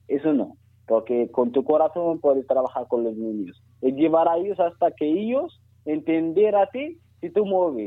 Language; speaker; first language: Spanish; non-native, learner; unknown